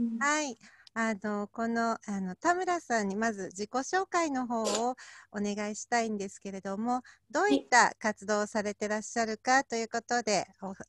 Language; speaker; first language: Japanese; native; Japanese